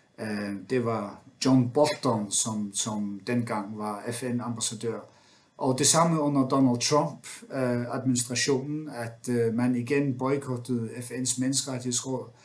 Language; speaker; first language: Danish; non-native, local second language; Faroese